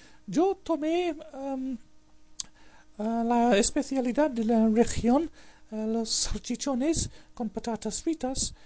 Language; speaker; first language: Spanish; non-native, learner; English